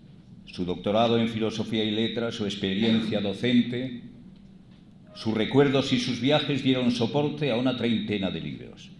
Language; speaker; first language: Spanish; native; Spanish